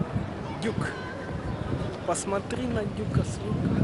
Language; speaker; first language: Russian; native; Russian